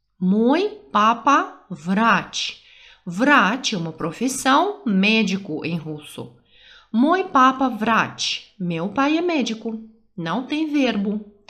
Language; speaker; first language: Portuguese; native; Portuguese